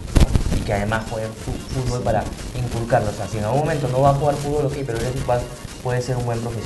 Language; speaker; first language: Spanish; native; Spanish